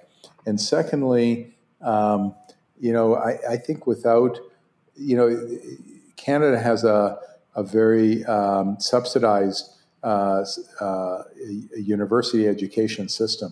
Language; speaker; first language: English; non-native, fluent; Hebrew